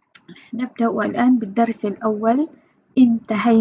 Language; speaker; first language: Arabic; non-native, fluent; Malay